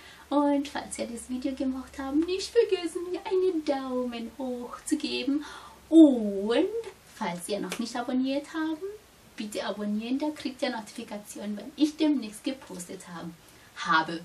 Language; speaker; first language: German; non-native, fluent; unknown